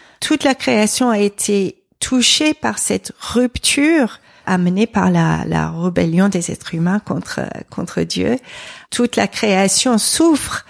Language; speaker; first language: French; non-native, fluent; English